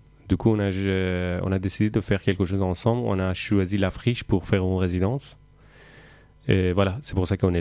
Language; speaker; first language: French; non-native, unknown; Persian